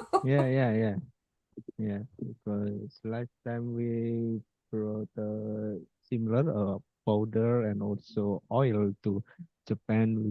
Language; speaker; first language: English; non-native, fluent; Indonesian